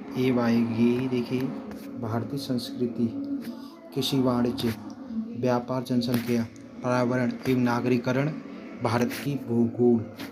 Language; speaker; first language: Hindi; native; Hindi